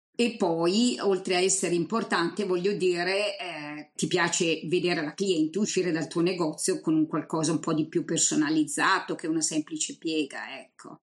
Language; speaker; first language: Italian; native; Italian